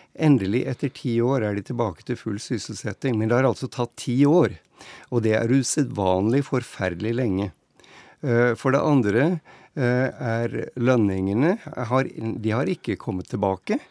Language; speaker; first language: Norwegian; native; Norwegian